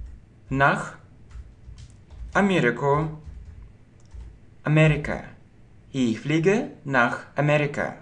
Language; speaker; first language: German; non-native, fluent; Russian